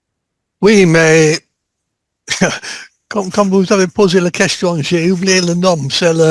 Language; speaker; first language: French; non-native, learner; English